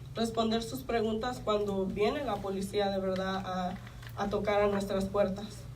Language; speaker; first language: Spanish; early bilingual, heritage; Spanish